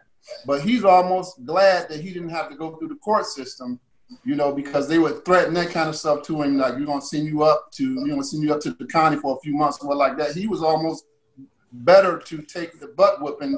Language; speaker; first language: English; native; English